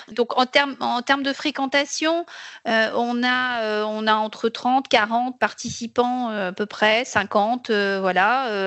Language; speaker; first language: French; native; French